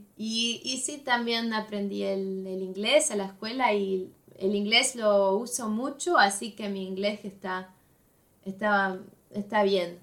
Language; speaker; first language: Spanish; non-native, fluent; German